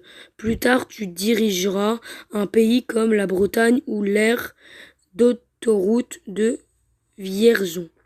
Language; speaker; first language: French; native; French